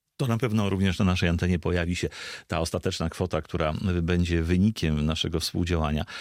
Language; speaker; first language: Polish; native; Polish